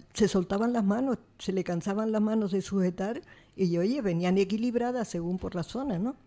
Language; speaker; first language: Spanish; native; Spanish